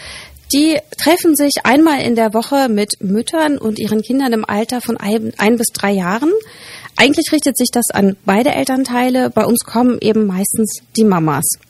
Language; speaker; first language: German; native; German